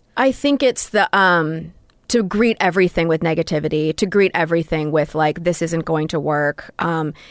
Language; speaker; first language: English; native; English